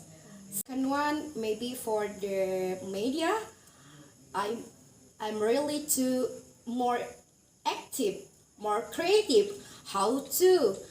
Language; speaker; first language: English; non-native, learner; Indonesian